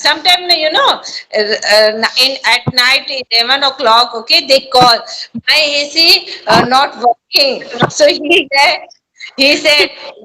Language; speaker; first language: English; non-native, learner; Hindi